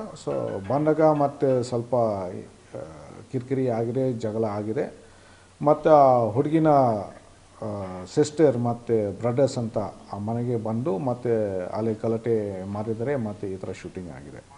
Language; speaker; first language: Kannada; non-native, fluent; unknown